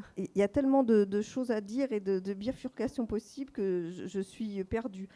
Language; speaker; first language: French; native; French